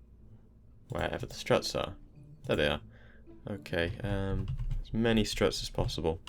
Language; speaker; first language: English; native; English